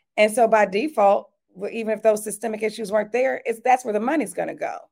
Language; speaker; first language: English; native; English